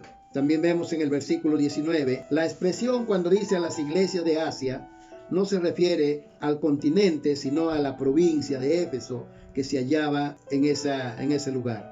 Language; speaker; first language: Spanish; native; Spanish